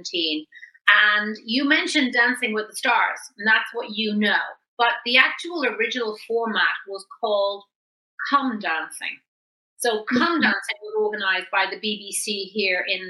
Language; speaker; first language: English; native; English